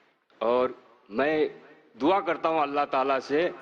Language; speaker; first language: Hindi; non-native, local second language; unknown